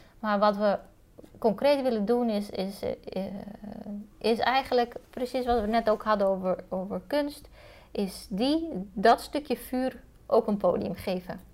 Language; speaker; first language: Dutch; early bilingual, other home language; Romanian